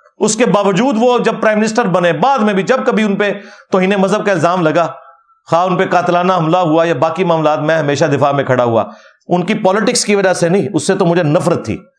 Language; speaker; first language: Urdu; non-native, local second language; Punjabi